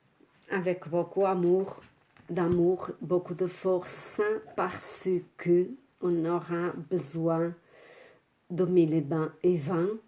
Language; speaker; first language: French; non-native, fluent; Portuguese